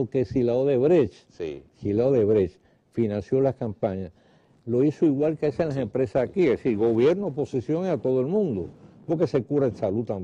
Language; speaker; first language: Spanish; native; Spanish